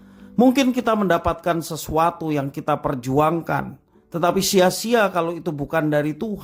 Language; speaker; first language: Indonesian; native; Indonesian